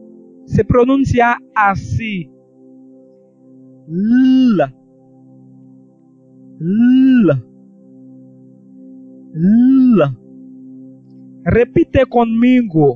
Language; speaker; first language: Spanish; non-native, fluent; Haitian Creole